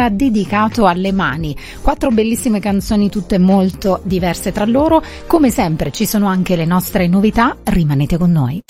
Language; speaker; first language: Italian; native; Italian